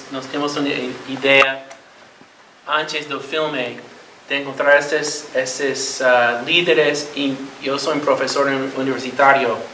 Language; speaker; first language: Portuguese; non-native, learner; Spanish